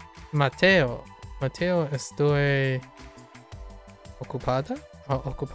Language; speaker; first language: Spanish; non-native, learner; English